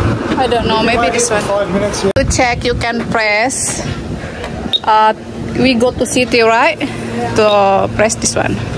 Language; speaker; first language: English; non-native, learner; Indonesian